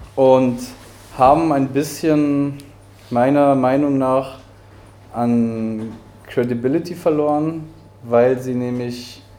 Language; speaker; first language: German; early bilingual, heritage; Spanish